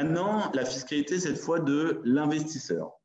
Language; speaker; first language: French; native; French